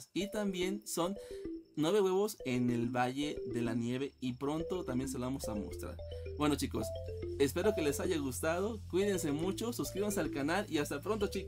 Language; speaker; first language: Spanish; native; Spanish